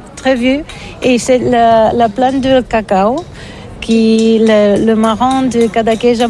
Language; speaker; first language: French; non-native, learner; Catalan